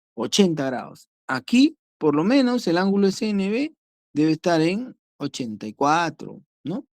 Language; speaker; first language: Spanish; native; Spanish